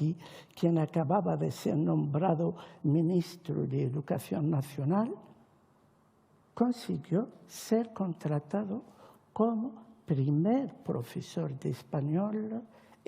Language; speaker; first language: Spanish; non-native, fluent; Arabic